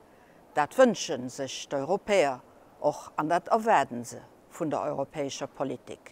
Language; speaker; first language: German; non-native, local second language; Luxembourgish